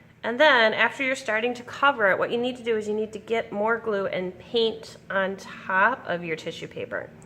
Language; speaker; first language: English; native; English